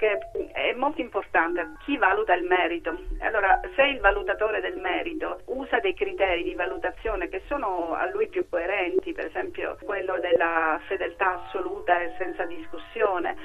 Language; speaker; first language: Italian; native; Italian